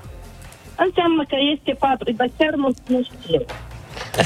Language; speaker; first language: Romanian; non-native, local second language; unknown